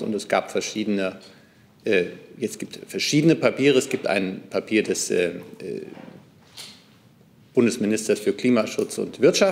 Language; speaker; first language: German; native; German